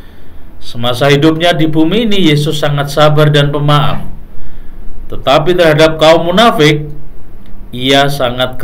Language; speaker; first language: Indonesian; native; Indonesian